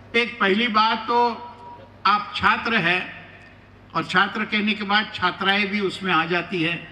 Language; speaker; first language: Hindi; non-native, local second language; Marathi